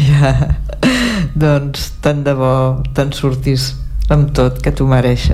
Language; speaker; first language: Catalan; native; Catalan